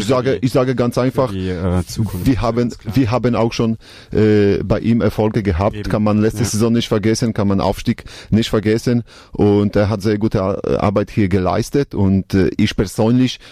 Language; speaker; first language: German; non-native, learner; Polish